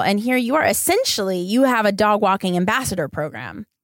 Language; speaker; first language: English; native; English